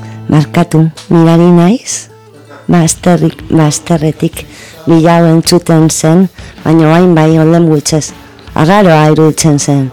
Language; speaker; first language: Basque; non-native, local second language; Spanish